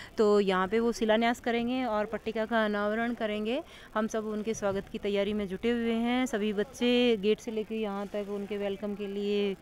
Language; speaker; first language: Hindi; native; Hindi